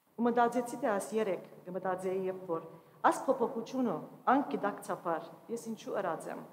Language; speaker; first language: Armenian; early bilingual, heritage; Armenian